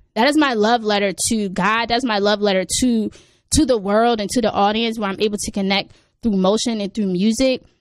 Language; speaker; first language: English; native; English